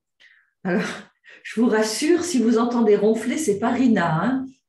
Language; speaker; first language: French; native; French